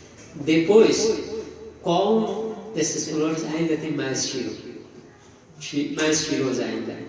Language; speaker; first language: Portuguese; non-native, fluent; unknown